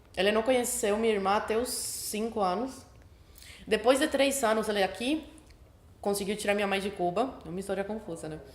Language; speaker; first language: Portuguese; early bilingual, other home language; Spanish